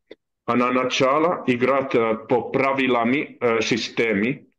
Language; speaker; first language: Russian; non-native, learner; Finnish